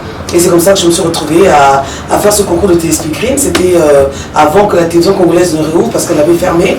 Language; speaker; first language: French; early bilingual, other home language; Lingala